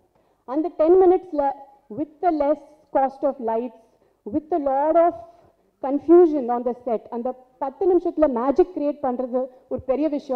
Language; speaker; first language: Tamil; non-native, local second language; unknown